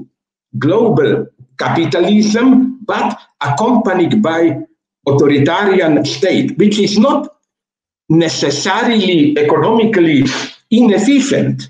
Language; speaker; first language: English; non-native, fluent; Slovenian